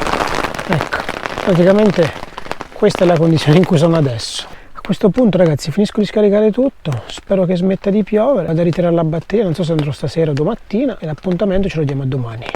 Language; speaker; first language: Italian; native; Italian